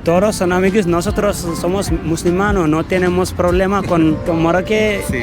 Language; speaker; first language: Spanish; non-native, local second language; Wolof